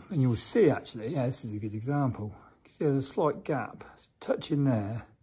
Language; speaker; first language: English; native; English